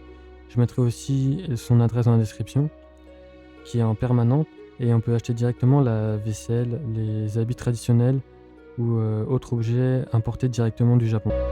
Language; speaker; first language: French; native; French